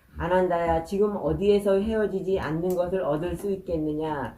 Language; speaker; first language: Korean; native; Korean